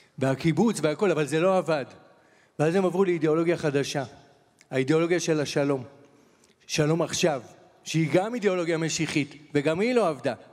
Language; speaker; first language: Hebrew; native; Hebrew